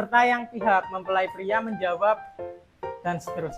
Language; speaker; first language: Indonesian; native; Indonesian